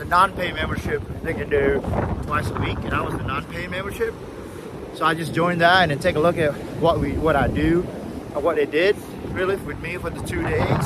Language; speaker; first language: English; non-native, fluent; Indonesian